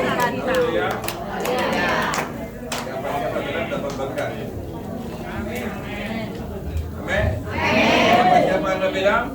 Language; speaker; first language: Indonesian; non-native, learner; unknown